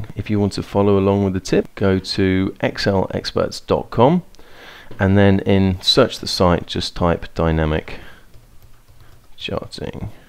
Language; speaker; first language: English; native; English